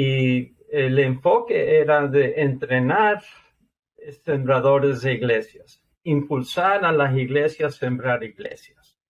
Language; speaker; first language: Spanish; non-native, fluent; English